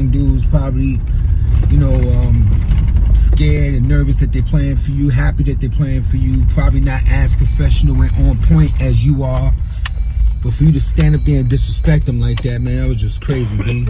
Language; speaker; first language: English; native; English